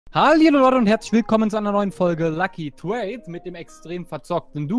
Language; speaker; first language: German; native; German